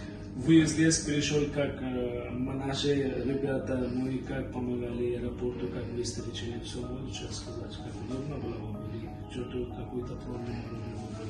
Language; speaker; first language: Russian; non-native, learner; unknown